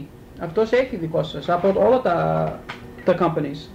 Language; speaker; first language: Greek; early bilingual, heritage; Greek